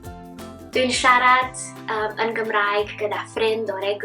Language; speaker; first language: Welsh; non-native, learner; Romanian